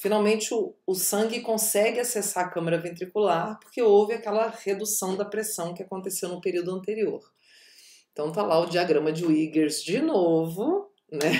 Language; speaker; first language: Portuguese; native; Portuguese